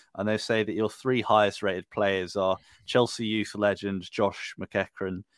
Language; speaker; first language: English; native; English